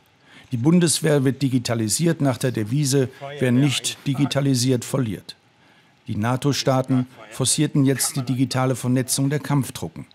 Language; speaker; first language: German; native; German